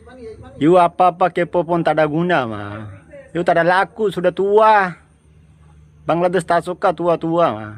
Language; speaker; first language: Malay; non-native, learner; Bangla